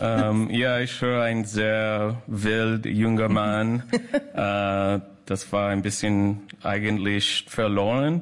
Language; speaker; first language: German; non-native, fluent; English